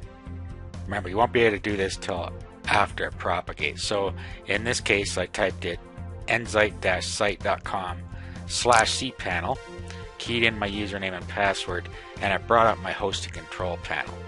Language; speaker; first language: English; native; English